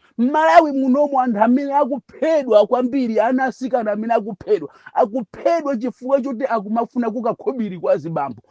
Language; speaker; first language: Nyanja; non-native, local second language; Tumbuka